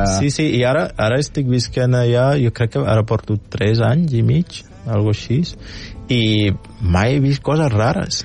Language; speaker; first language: Catalan; non-native, fluent; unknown